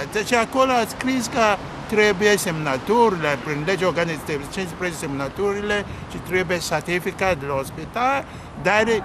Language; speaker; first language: Romanian; non-native, local second language; Russian